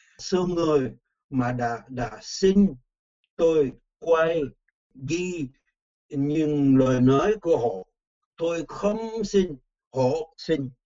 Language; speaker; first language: Vietnamese; non-native, fluent; French